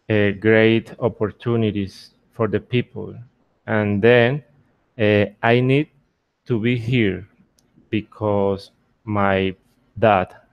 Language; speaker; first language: English; non-native, learner; Spanish